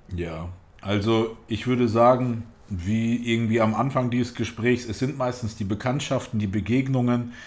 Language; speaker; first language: German; early bilingual, other home language; Russian